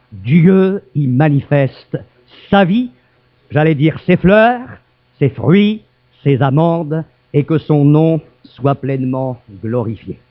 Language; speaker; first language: French; native; French